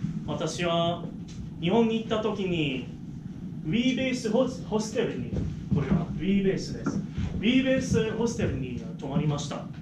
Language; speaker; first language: Japanese; non-native, learner; English